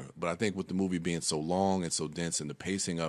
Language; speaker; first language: English; native; English